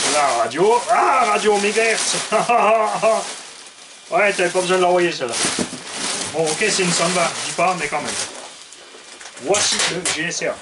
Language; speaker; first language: French; native; French